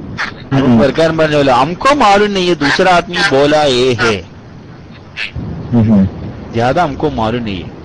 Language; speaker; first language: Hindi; non-native, local second language; Malayalam